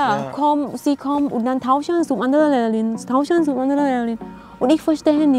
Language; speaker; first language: German; non-native, learner; Thai